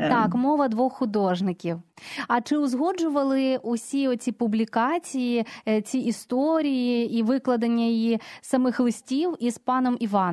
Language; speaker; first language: Ukrainian; native; Ukrainian